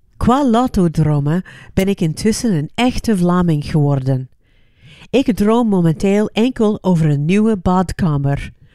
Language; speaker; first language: Dutch; non-native, fluent; English